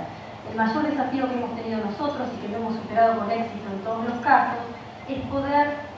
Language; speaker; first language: Spanish; native; Spanish